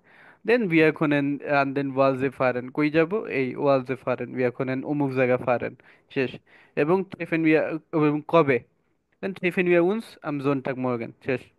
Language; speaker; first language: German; non-native, fluent; Bangla